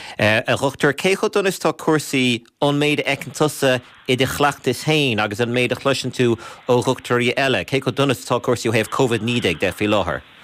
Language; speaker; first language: Irish; native; Irish